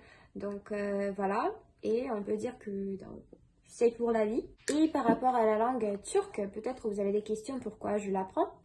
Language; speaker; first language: French; non-native, fluent; Russian